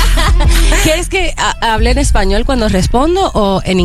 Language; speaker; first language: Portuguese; non-native, learner; English